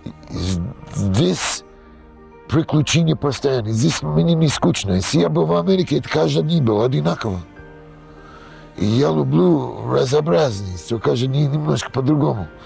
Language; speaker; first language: Russian; non-native, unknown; English